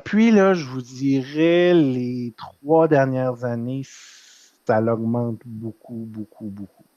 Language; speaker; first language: French; native; French